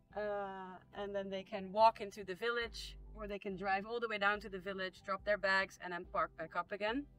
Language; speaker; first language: English; non-native, fluent; Dutch